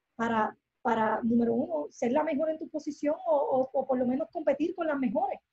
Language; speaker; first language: Spanish; native; Spanish